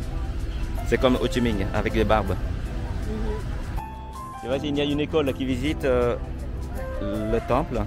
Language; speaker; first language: French; non-native, fluent; Vietnamese